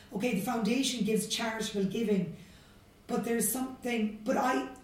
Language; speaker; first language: English; native; English